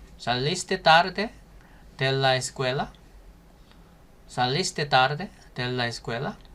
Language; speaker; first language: Spanish; non-native, fluent; Korean